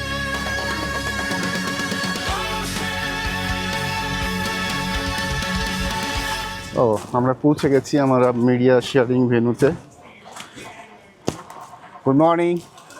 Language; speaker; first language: Bangla; native; Bangla